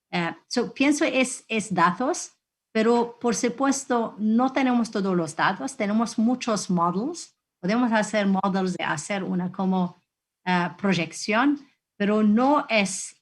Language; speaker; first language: Spanish; non-native, fluent; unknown